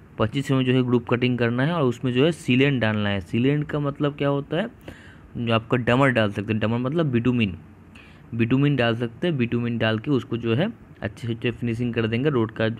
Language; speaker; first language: Hindi; non-native, local second language; Bangla